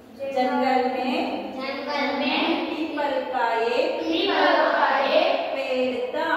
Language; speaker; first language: Hindi; non-native, local second language; Kannada